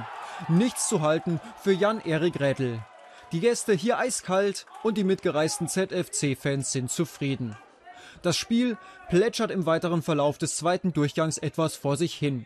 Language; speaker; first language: German; native; German